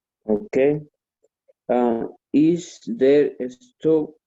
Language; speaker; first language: English; non-native, learner; Spanish